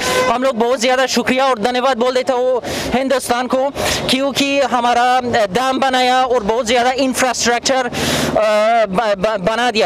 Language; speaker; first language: Hindi; non-native, fluent; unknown